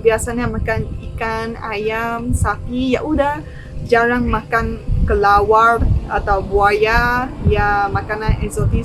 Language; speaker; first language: Indonesian; non-native, fluent; Chinese